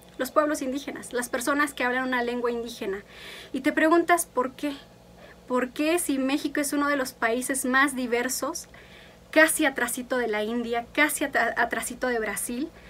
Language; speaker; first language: Spanish; non-native, local second language; Mixtepec Mixtec